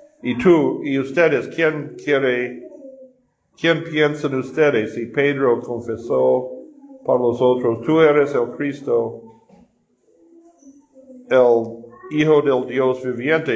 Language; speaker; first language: Spanish; non-native, fluent; English